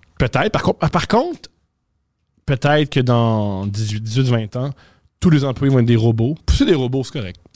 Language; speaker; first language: French; native; French